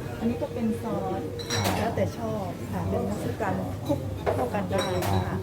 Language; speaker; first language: Thai; native; Thai